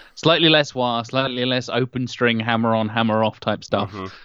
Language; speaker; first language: English; native; English